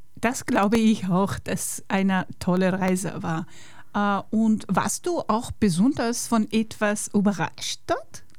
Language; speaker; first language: German; non-native, fluent; Persian